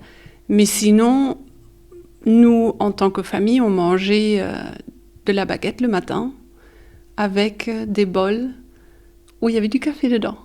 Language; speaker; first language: French; early bilingual, heritage; French